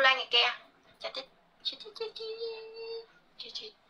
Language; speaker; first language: Indonesian; non-native, learner; Vietnamese